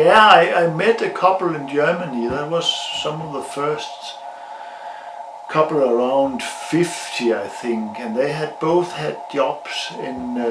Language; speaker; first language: English; non-native, learner; Danish